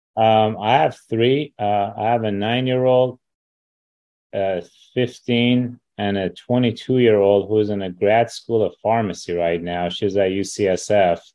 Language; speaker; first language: English; early bilingual, other home language; Persian